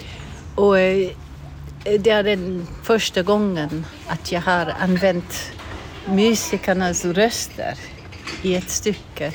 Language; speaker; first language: Swedish; non-native, fluent; English